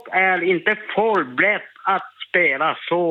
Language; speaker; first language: Swedish; non-native, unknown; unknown